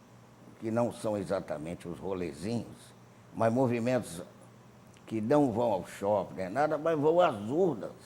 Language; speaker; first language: Portuguese; native; Portuguese